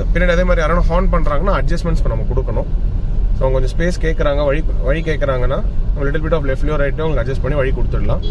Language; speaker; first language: Tamil; native; Tamil